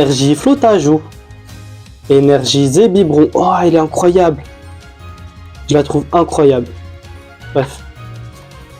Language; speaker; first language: French; native; French